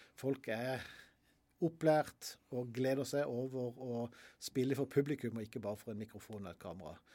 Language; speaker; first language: Norwegian; native; Norwegian